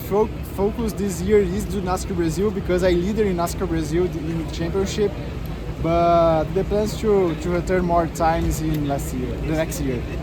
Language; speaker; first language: English; non-native, learner; Portuguese